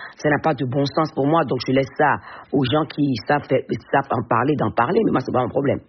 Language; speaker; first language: French; non-native, local second language; Fon